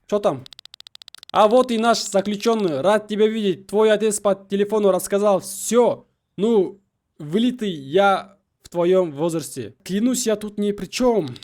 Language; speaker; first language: Russian; non-native, local second language; Kazakh